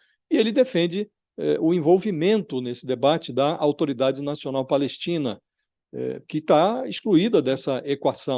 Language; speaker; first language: Portuguese; native; Portuguese